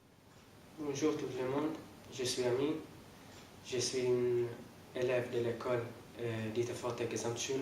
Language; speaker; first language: French; non-native, learner; German